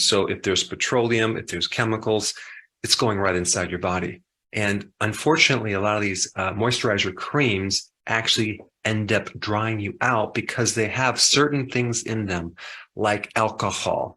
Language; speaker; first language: English; native; English